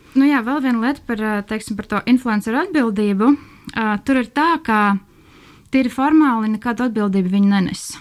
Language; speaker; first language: Latvian; non-native, local second language; Russian